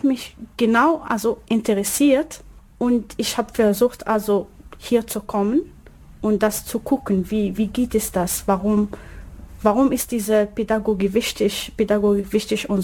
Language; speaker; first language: German; non-native, learner; Arabic